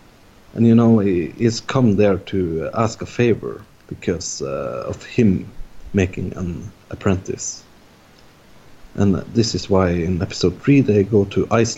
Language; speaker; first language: English; non-native, fluent; Norwegian